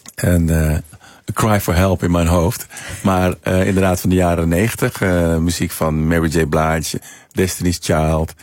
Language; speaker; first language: Dutch; early bilingual, other home language; Sranan Tongo